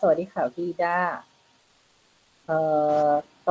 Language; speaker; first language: Indonesian; native; Indonesian